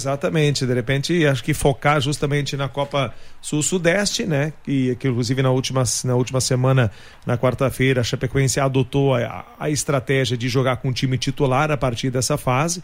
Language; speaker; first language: Portuguese; native; Portuguese